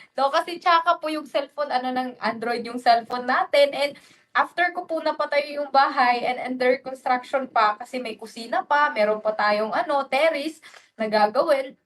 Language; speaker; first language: Filipino; non-native, local second language; Waray